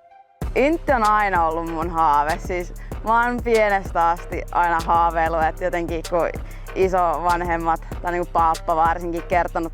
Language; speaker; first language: Finnish; native; Finnish